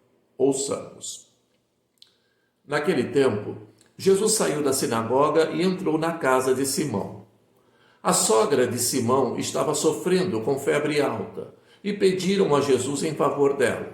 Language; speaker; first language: Portuguese; native; Portuguese